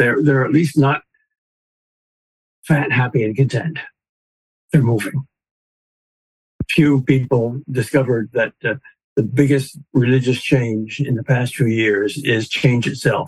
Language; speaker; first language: English; native; English